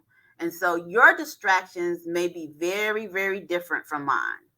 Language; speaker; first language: English; native; English